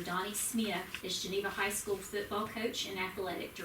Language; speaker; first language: English; native; English